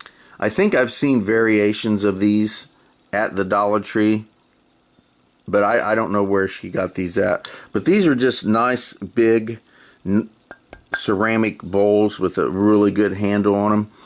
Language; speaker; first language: English; native; English